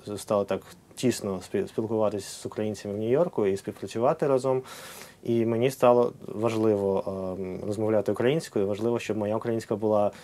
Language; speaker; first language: Ukrainian; non-native, local second language; Russian